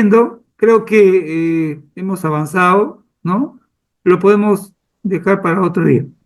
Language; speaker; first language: Spanish; native; Spanish